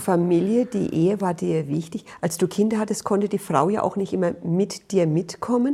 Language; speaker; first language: German; native; German